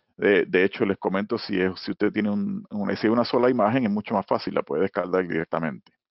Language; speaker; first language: Spanish; native; Spanish